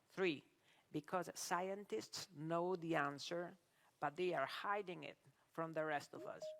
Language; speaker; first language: English; non-native, fluent; Italian